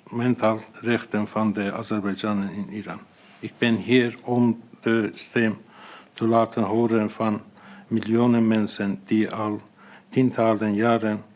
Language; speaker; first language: Dutch; non-native, fluent; Azerbaijani